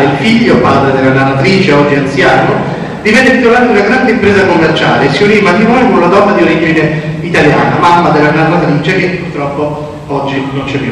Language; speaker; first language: Italian; native; Italian